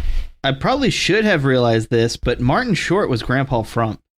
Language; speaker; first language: English; native; English